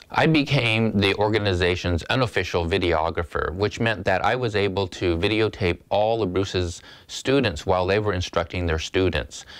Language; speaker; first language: English; native; English